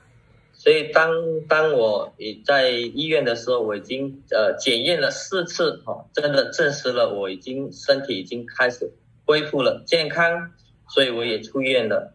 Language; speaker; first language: Chinese; early bilingual, heritage; Chinese